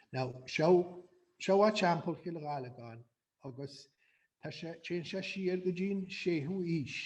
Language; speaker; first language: Irish; native; Irish